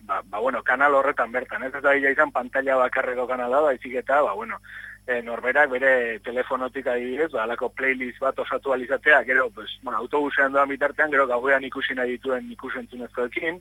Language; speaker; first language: Basque; native; Basque